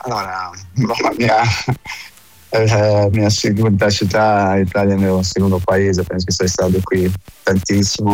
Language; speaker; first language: Italian; non-native, fluent; Portuguese